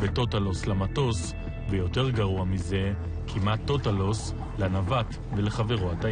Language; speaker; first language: Hebrew; native; Hebrew